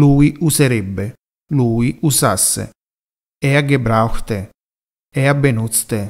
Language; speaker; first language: German; non-native, fluent; Italian